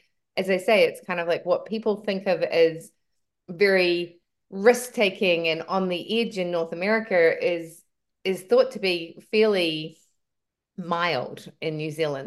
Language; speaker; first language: English; native; English